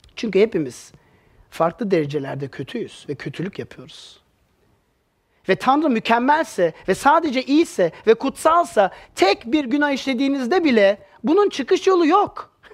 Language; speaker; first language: Turkish; native; Turkish